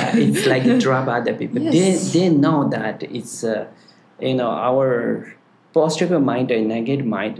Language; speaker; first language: English; non-native, learner; Tibetan